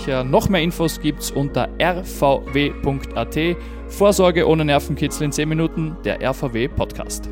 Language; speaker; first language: German; native; German